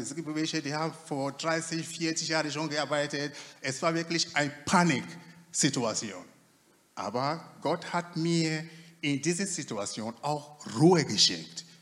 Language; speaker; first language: German; non-native, fluent; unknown